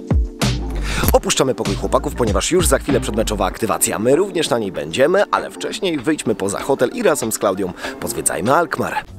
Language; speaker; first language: Polish; native; Polish